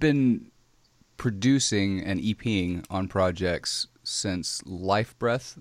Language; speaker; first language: English; native; English